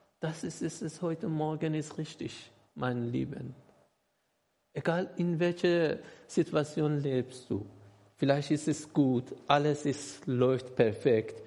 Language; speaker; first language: German; non-native, learner; Persian